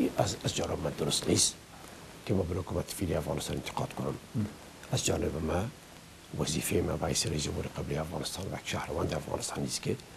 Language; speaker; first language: Persian; native; Persian